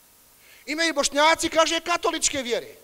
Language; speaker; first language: Serbian; native; Serbian